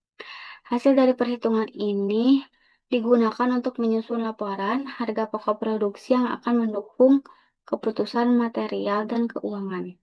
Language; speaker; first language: Indonesian; native; Indonesian